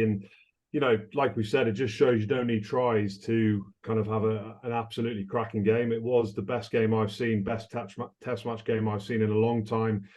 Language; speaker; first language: English; native; English